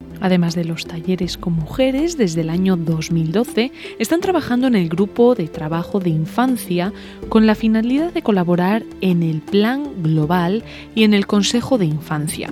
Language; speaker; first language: Spanish; native; Spanish